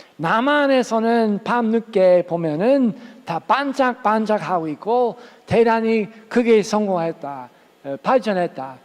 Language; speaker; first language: Korean; non-native, fluent; English